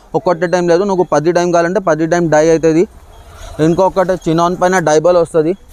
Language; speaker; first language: Telugu; non-native, local second language; Urdu